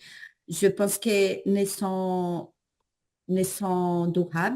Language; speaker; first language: French; non-native, learner; Portuguese